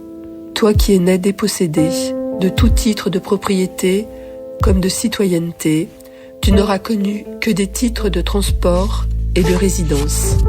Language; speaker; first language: French; native; French